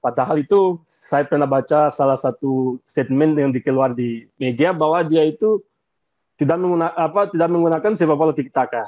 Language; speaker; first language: Indonesian; non-native, fluent; Portuguese